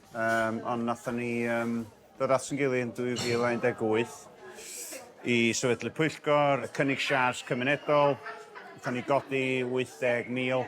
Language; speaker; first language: Welsh; native; Welsh